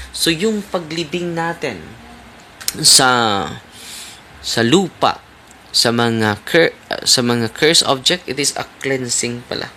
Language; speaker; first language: Filipino; non-native, local second language; Cebuano